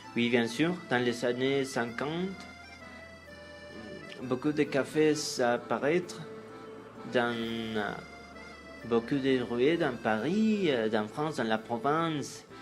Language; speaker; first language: French; non-native, learner; Spanish